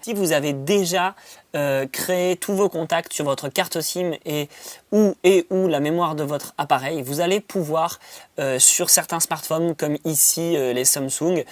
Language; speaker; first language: French; native; French